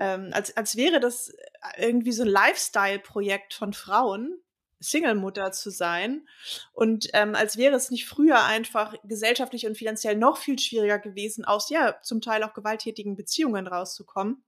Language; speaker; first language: German; native; German